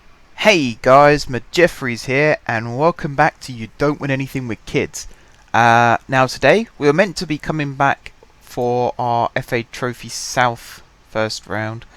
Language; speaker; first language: English; native; English